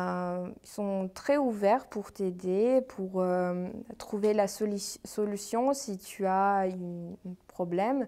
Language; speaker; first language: French; non-native, fluent; Armenian